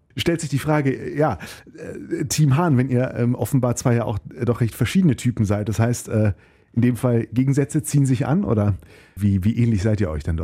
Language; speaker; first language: German; native; German